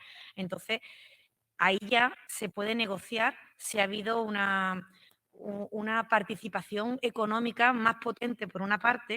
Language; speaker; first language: Spanish; native; Spanish